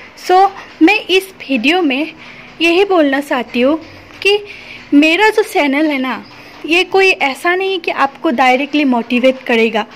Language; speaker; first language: Hindi; non-native, local second language; Assamese